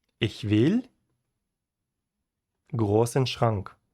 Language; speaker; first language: German; non-native, learner; Ukrainian